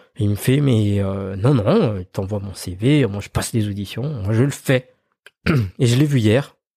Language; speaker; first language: French; early bilingual, other home language; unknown